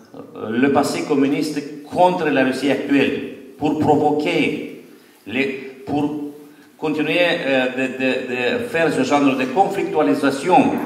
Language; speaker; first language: French; non-native, fluent; Romanian